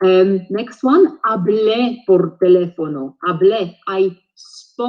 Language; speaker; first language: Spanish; non-native, fluent; English